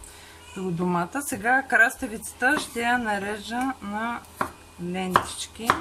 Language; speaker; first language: Bulgarian; native; Bulgarian